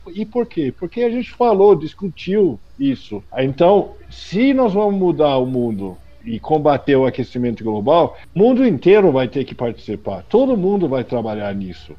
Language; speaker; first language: Portuguese; non-native, fluent; English